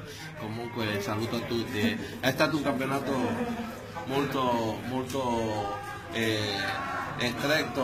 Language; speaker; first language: Italian; non-native, fluent; Spanish